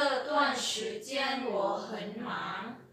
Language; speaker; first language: Chinese; non-native, learner; Lao